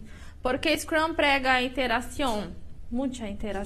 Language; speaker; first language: Spanish; non-native, learner; Portuguese